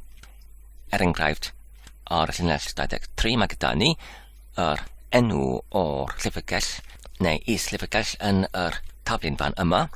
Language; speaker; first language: Welsh; non-native, fluent; English